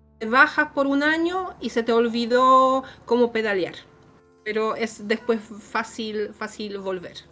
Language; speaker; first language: Spanish; non-native, fluent; Polish